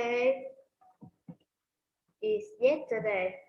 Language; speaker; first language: English; non-native, learner; Vietnamese